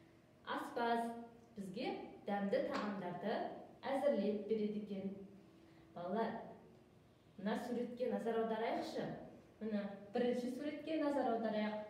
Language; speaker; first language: Kazakh; native; Kazakh